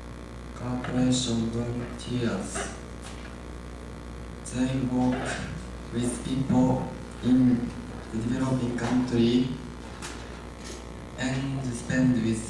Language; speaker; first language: English; non-native, learner; Japanese